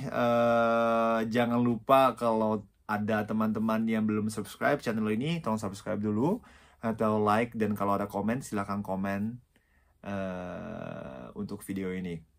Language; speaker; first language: Indonesian; non-native, fluent; Japanese